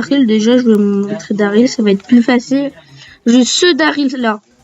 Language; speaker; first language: French; native; French